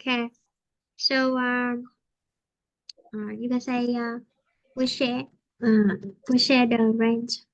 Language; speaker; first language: English; non-native, fluent; Vietnamese